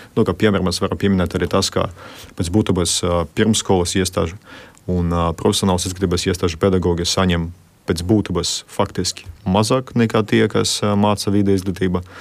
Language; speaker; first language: Latvian; non-native, local second language; Russian